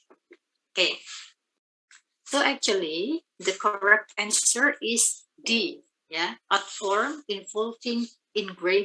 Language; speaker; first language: English; non-native, fluent; Indonesian